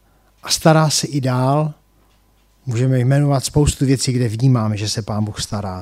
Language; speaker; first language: Czech; native; Czech